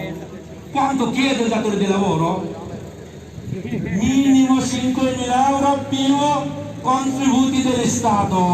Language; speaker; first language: Italian; non-native, fluent; Bangla